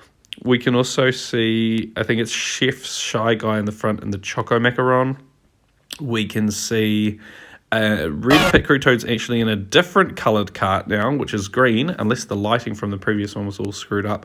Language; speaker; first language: English; native; English